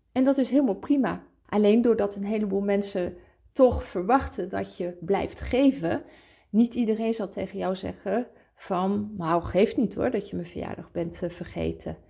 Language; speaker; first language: Dutch; early bilingual, heritage; Dutch